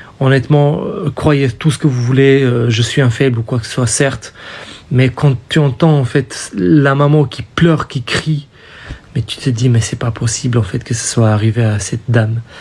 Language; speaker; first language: French; native; French